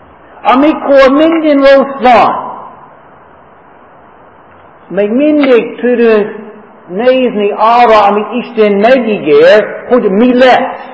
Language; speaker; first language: Hungarian; non-native, fluent; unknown